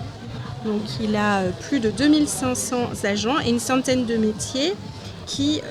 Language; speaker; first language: French; native; French